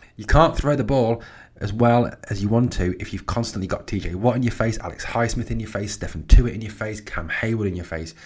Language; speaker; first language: English; native; English